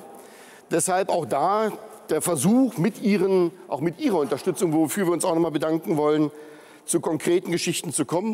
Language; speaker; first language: German; native; German